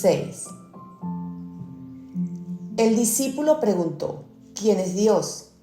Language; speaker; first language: Spanish; native; Spanish